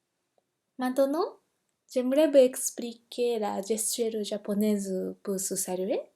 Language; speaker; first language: French; non-native, fluent; Japanese